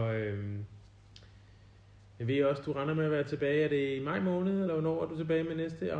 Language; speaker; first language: Danish; native; Danish